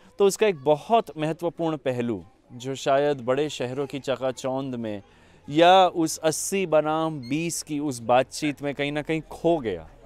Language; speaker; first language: Hindi; native; Hindi